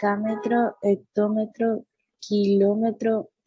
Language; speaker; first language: Spanish; native; Spanish